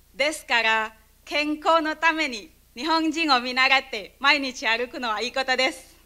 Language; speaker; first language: Japanese; non-native, learner; Indonesian